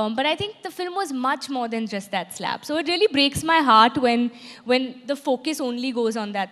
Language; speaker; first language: English; non-native, local second language; Hindi